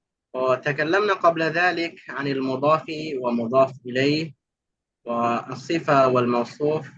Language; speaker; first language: Arabic; non-native, fluent; Bangla